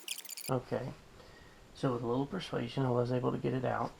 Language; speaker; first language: English; native; English